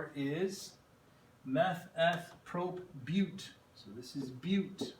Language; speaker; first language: English; native; English